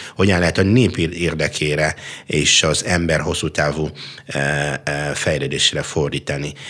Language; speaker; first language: Hungarian; non-native, fluent; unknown